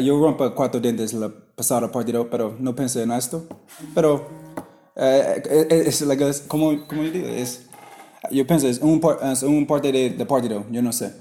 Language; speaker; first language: Spanish; non-native, learner; English